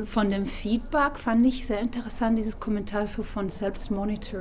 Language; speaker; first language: German; non-native, fluent; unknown